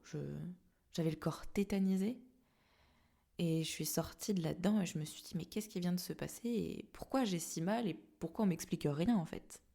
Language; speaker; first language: French; native; French